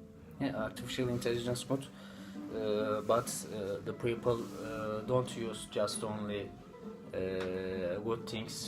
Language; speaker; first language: English; non-native, learner; Turkish